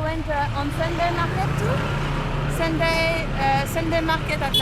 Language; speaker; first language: English; non-native, fluent; French